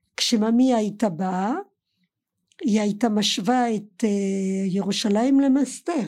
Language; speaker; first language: Hebrew; non-native, fluent; French